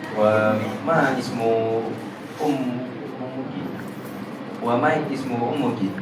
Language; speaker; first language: Arabic; non-native, learner; Malay